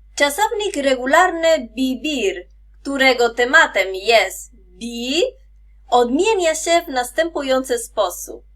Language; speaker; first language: Polish; non-native, fluent; Spanish